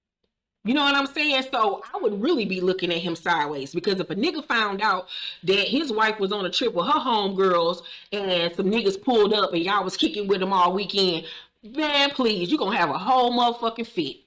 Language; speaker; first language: English; native; English